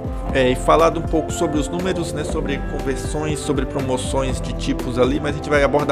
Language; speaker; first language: Portuguese; native; Portuguese